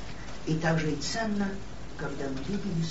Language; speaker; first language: Polish; non-native, learner; Russian